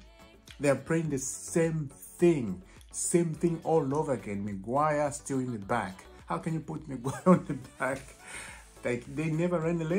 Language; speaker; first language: English; non-native, fluent; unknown